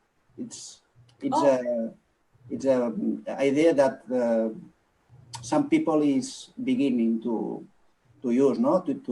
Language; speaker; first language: English; non-native, local second language; Catalan